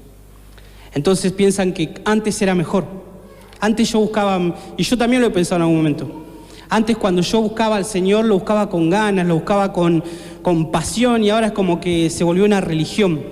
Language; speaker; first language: Spanish; native; Spanish